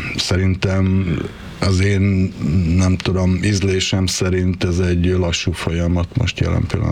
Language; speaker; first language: Hungarian; native; Hungarian